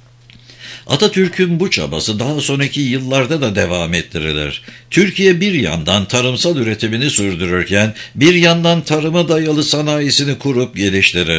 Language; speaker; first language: Turkish; native; Turkish